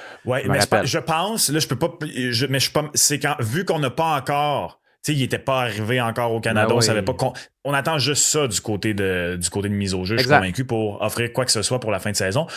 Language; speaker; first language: French; native; French